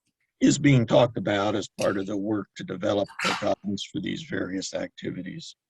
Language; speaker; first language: English; native; English